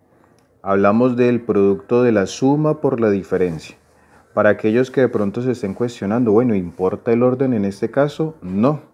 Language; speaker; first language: Spanish; native; Spanish